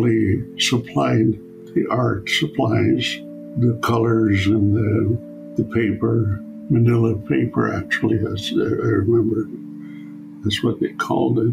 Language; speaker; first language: English; non-native, fluent; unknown